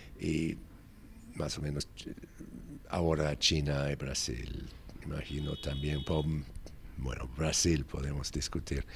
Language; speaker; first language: Spanish; non-native, fluent; English